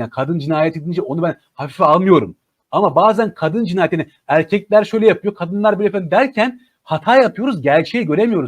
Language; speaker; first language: Turkish; native; Turkish